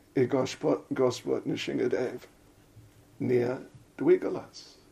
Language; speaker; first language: Russian; non-native, fluent; English